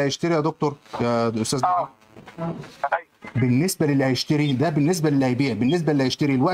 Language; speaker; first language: Arabic; native; Arabic